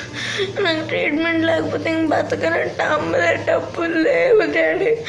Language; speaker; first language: Telugu; native; Telugu